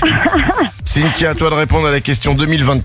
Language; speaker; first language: French; native; French